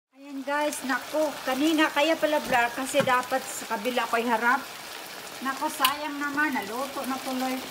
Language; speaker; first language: Filipino; non-native, local second language; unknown